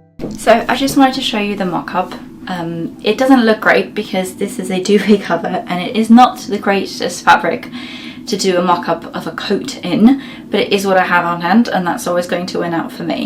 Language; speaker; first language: English; native; English